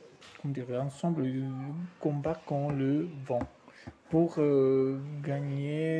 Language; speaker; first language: French; non-native, fluent; Italian